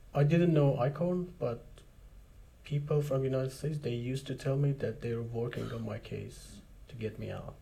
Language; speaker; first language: English; non-native, fluent; Persian